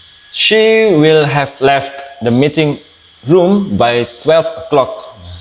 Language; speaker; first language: English; non-native, fluent; Indonesian